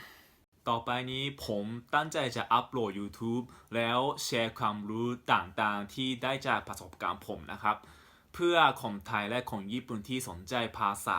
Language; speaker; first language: Thai; non-native, fluent; Japanese